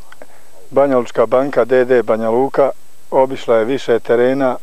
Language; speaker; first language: Croatian; native; Croatian